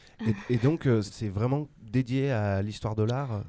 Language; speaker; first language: French; native; French